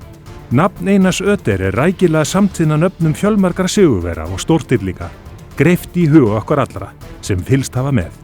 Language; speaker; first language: Icelandic; native; Icelandic